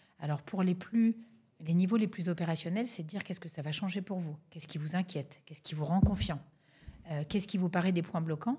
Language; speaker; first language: French; native; French